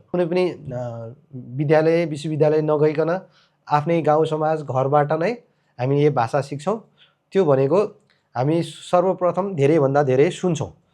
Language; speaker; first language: Nepali; native; Nepali